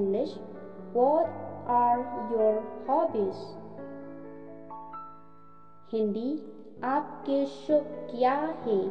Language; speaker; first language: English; non-native, local second language; Khasi